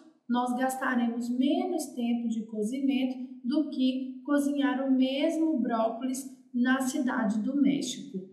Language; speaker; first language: Portuguese; native; Portuguese